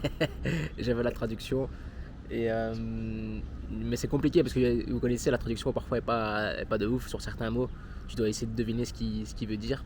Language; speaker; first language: French; native; French